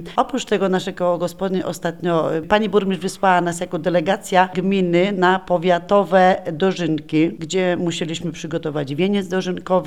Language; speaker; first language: Polish; native; Polish